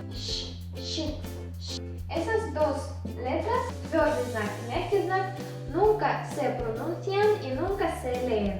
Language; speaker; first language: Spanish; non-native, fluent; Russian